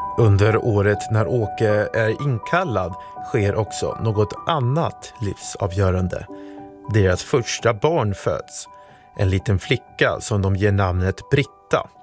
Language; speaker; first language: Swedish; native; Swedish